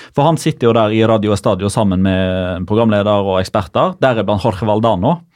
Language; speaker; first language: Norwegian; native; Norwegian